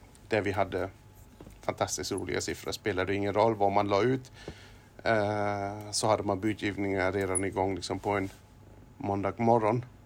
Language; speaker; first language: Swedish; non-native, fluent; German